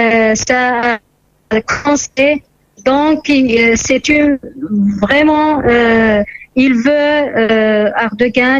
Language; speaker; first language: French; non-native, fluent; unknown